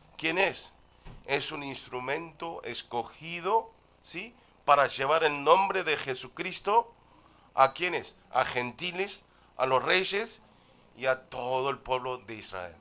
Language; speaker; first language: Spanish; non-native, fluent; Korean